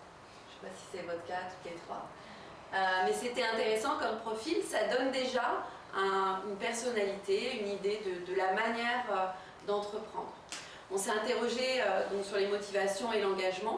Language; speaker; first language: French; native; French